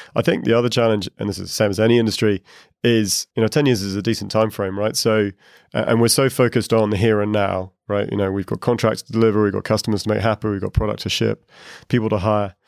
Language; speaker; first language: English; native; English